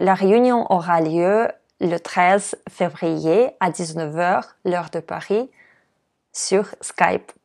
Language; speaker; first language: French; non-native, fluent; Russian